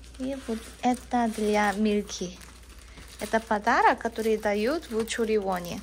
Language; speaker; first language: Russian; non-native, learner; Korean